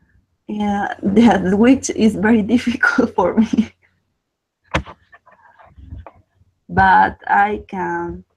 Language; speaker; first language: English; non-native, learner; Spanish